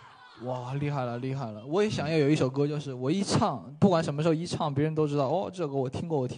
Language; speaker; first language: Chinese; native; Chinese